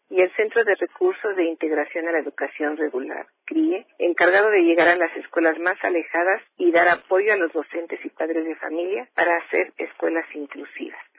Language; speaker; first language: Spanish; native; Spanish